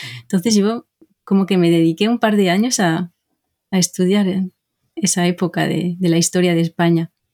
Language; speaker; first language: Spanish; non-native, fluent; French